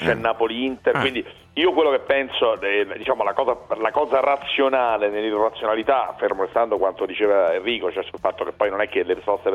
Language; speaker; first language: Italian; native; Italian